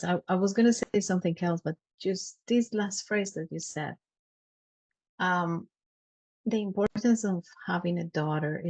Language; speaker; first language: English; non-native, fluent; Spanish